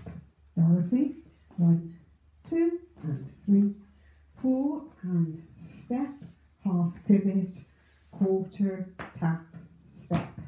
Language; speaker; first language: English; native; English